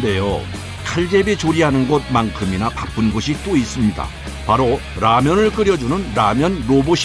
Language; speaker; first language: Korean; native; Korean